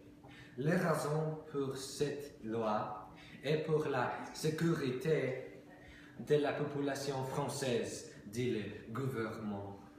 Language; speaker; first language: French; non-native, learner; English